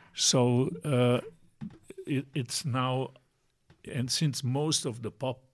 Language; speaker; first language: English; non-native, fluent; Italian